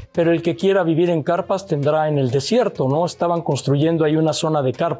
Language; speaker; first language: Spanish; native; Spanish